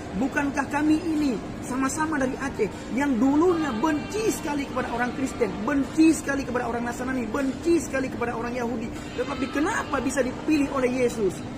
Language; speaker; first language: Indonesian; non-native, local second language; Achinese